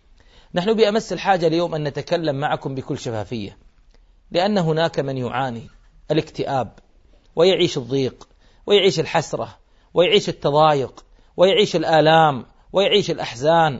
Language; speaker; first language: Arabic; native; Arabic